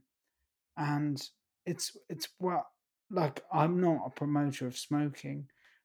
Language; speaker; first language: English; native; English